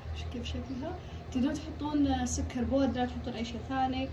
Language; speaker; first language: Arabic; native; Arabic